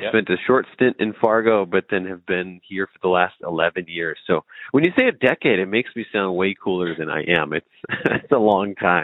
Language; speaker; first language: English; native; English